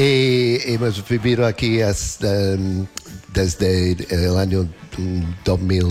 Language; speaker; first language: Spanish; non-native, learner; English